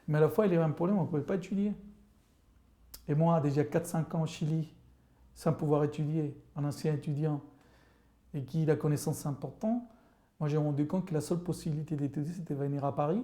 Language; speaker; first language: French; non-native, fluent; Spanish